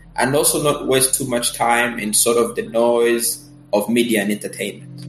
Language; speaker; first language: English; early bilingual, other home language; Kinyarwanda